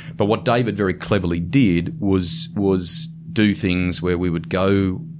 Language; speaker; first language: English; native; English